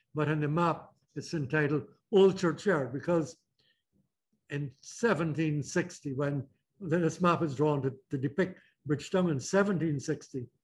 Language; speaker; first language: English; native; English